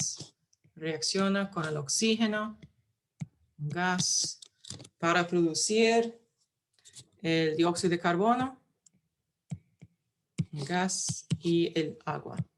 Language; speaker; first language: Spanish; early bilingual, heritage; English